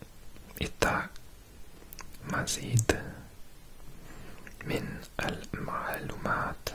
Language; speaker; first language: Arabic; non-native, learner; English